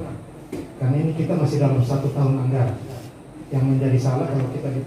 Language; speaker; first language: Indonesian; native; Indonesian